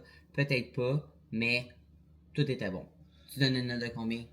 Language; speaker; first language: French; native; French